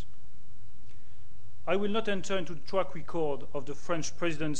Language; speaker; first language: English; non-native, fluent; French